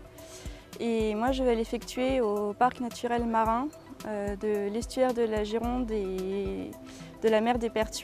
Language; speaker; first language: French; native; French